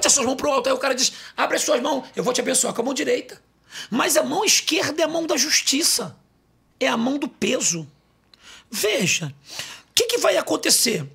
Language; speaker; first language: Portuguese; native; Portuguese